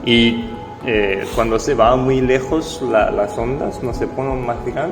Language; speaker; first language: Spanish; non-native, fluent; French